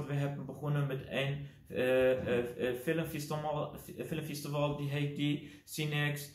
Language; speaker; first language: Dutch; non-native, learner; Kurdish